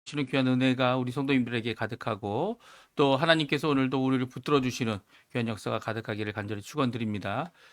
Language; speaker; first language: Korean; native; Korean